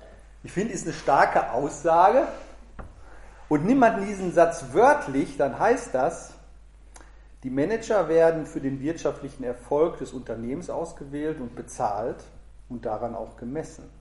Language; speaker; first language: German; native; German